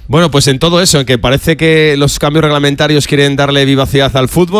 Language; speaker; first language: Spanish; native; Spanish